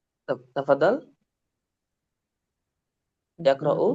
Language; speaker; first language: Arabic; non-native, fluent; Indonesian